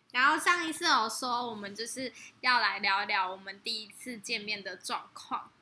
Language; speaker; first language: Chinese; native; Chinese